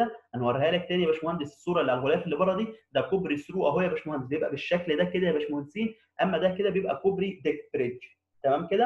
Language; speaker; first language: Arabic; native; Arabic